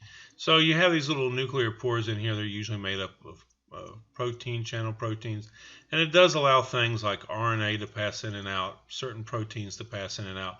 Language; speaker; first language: English; native; English